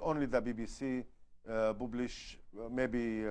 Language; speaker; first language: English; non-native, learner; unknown